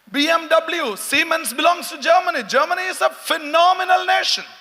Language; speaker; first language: English; non-native, local second language; Malayalam